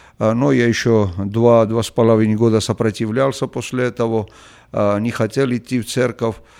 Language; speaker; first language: Russian; non-native, local second language; Georgian